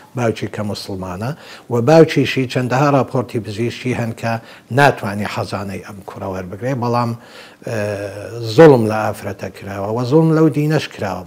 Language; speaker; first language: Central Kurdish; non-native, local second language; Assyrian Neo-Aramaic